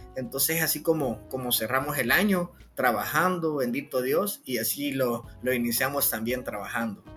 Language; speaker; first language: Spanish; native; Spanish